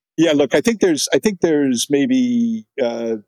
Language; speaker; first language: English; native; English